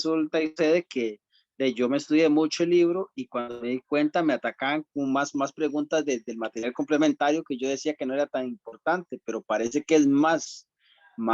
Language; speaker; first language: Spanish; native; Spanish